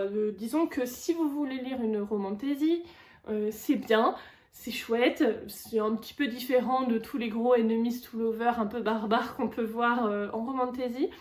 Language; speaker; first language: French; native; French